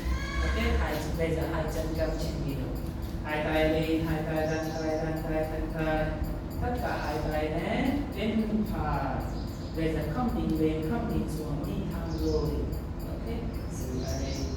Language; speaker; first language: Vietnamese; non-native, learner; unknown